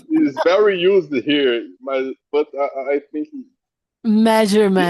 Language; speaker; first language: English; non-native, learner; Portuguese